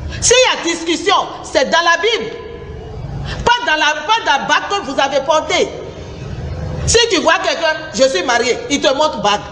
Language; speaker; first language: French; non-native, local second language; Susu